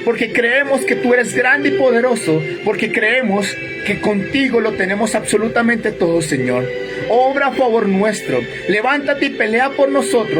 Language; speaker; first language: Spanish; native; Spanish